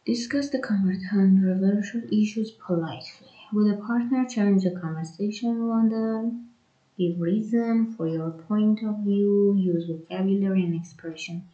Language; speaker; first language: English; non-native, fluent; Persian